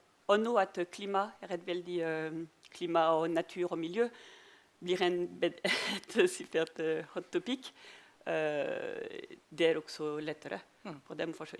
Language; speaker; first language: Norwegian; non-native, fluent; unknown